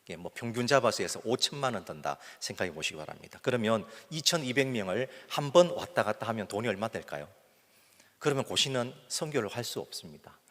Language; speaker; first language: Korean; native; Korean